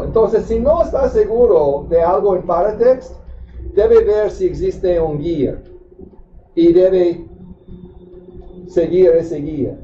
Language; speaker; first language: Spanish; non-native, fluent; English